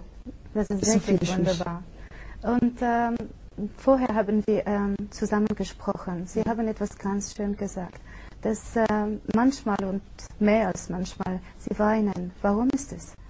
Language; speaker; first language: German; non-native, fluent; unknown